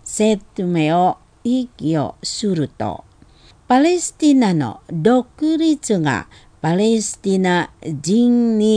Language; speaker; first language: Japanese; non-native, fluent; Indonesian